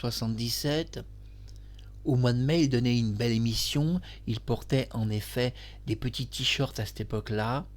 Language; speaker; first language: French; native; French